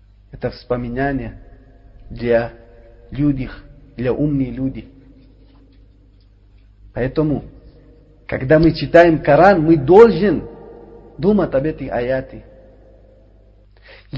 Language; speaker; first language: Russian; non-native, learner; Uzbek